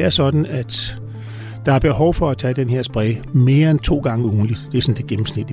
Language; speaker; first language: Danish; native; Danish